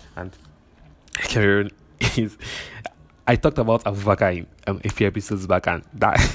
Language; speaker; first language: English; non-native, local second language; Igbo